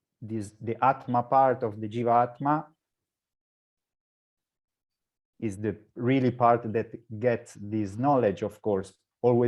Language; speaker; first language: English; non-native, learner; Italian